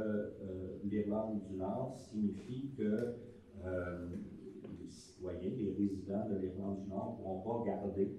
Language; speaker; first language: French; native; French